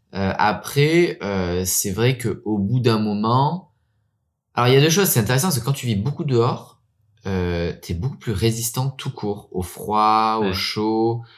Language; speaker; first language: French; early bilingual, heritage; French